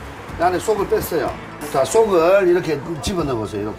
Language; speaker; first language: Korean; native; Korean